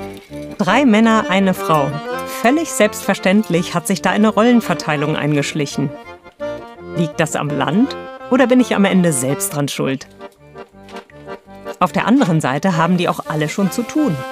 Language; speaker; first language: German; native; German